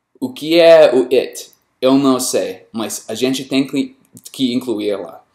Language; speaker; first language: Portuguese; non-native, learner; English